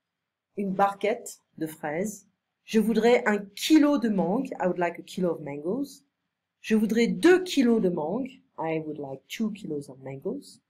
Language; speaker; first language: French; non-native, fluent; English